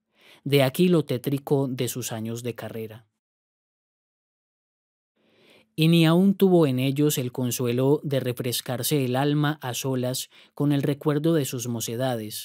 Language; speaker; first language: Spanish; native; Spanish